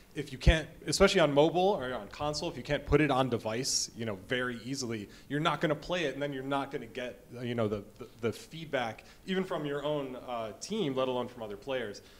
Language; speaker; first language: English; native; English